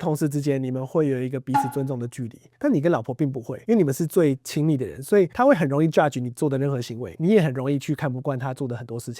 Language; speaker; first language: Chinese; native; Chinese